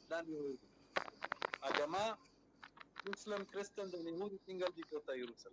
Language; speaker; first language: Indonesian; non-native, fluent; Arabic